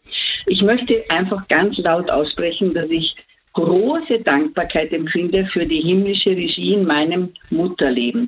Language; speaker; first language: German; native; German